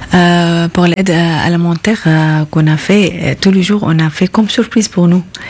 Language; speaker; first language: French; non-native, learner; Arabic